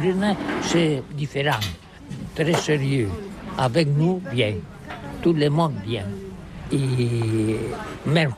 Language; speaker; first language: French; non-native, learner; Catalan